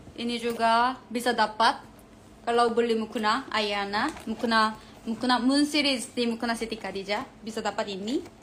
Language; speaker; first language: Indonesian; non-native, fluent; Korean